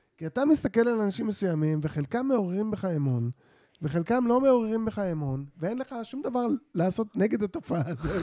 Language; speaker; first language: Hebrew; native; Hebrew